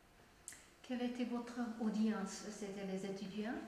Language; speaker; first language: French; non-native, fluent; Czech